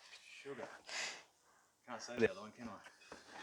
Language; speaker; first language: English; native; English